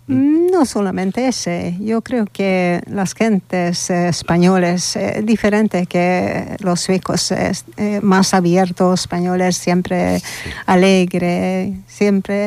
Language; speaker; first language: Spanish; non-native, learner; Hungarian